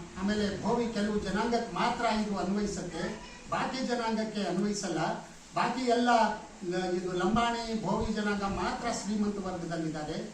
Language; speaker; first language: Kannada; non-native, local second language; Lambadi